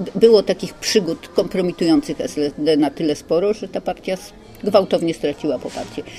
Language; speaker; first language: Polish; native; Polish